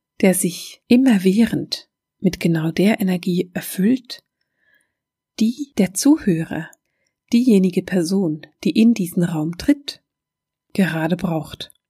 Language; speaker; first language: German; native; German